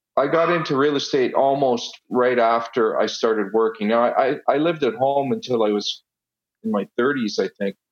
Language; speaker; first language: English; non-native, fluent; Italian